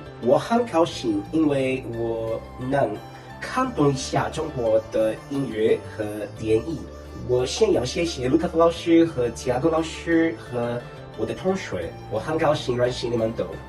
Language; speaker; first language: Chinese; non-native, learner; Portuguese